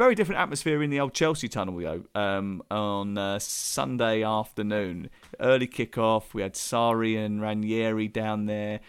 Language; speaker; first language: English; native; English